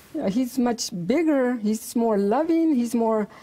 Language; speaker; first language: English; native; English